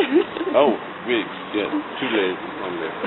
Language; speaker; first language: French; non-native, fluent; English